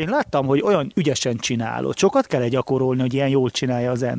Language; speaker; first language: Hungarian; native; Hungarian